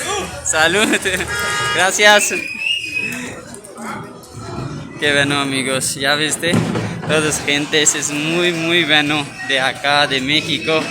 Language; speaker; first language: Spanish; non-native, learner; Urdu